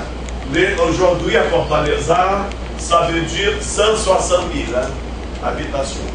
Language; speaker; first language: French; non-native, fluent; Portuguese